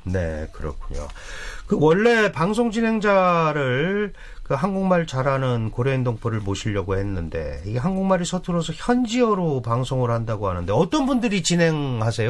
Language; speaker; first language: Korean; native; Korean